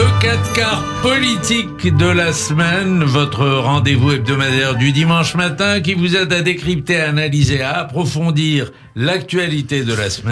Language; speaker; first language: French; native; French